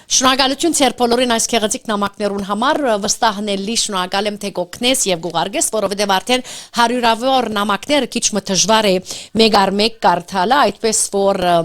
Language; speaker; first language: Armenian; early bilingual, heritage; Armenian